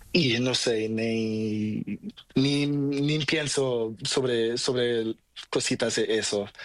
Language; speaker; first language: Portuguese; non-native, local second language; Kabuverdianu